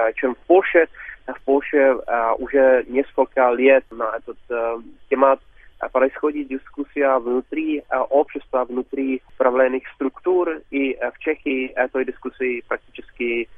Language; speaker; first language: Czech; non-native, learner; Russian